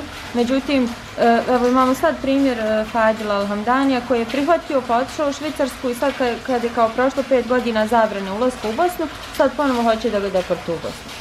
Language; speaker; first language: Bosnian; native; Bosnian